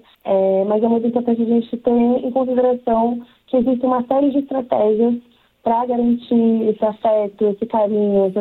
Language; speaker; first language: Portuguese; native; Portuguese